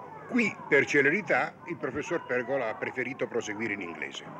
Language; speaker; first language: Italian; native; Italian